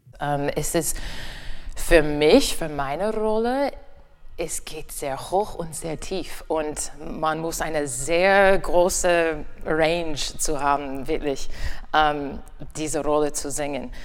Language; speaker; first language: German; non-native, learner; English